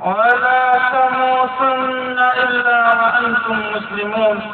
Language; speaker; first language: Arabic; native; Arabic